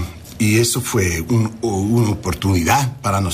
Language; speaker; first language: Spanish; non-native, learner; English